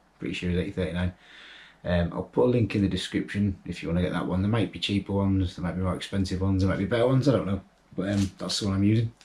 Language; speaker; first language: English; native; English